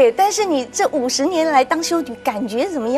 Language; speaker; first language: Chinese; native; Chinese